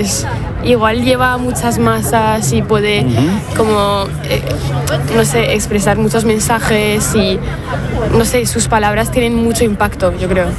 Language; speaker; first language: Spanish; non-native, fluent; French